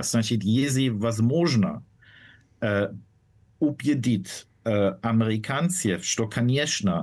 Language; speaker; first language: Russian; non-native, fluent; German